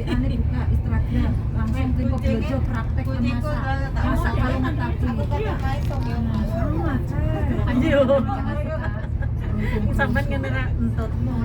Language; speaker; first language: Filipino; non-native, learner; Indonesian